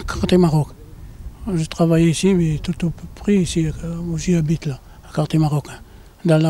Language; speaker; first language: French; non-native, learner; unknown